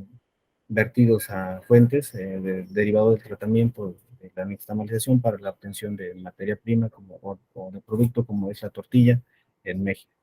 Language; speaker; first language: Spanish; native; Spanish